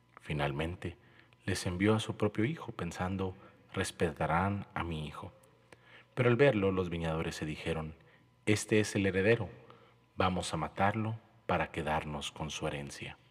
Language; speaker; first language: Spanish; native; Spanish